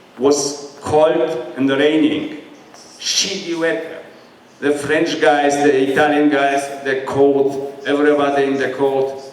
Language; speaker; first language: English; non-native, learner; Polish